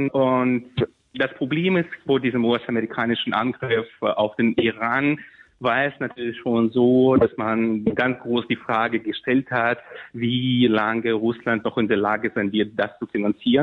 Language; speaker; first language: German; non-native, fluent; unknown